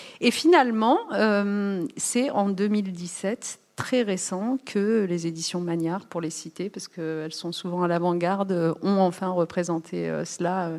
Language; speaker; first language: French; early bilingual, other home language; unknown